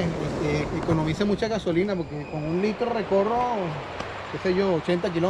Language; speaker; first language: Spanish; native; Spanish